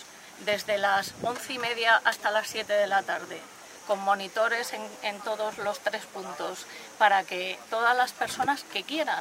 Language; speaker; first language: Spanish; native; Spanish